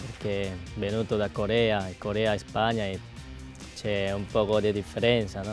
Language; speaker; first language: Italian; non-native, learner; Korean